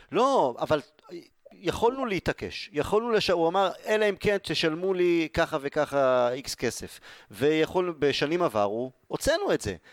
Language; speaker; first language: Hebrew; native; Hebrew